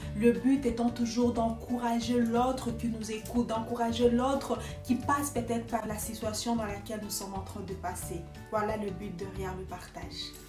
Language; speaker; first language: French; non-native, local second language; Lingala